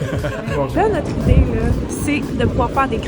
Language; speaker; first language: French; native; French